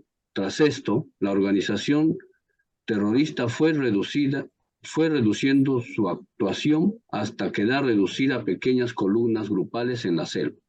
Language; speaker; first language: Spanish; native; Spanish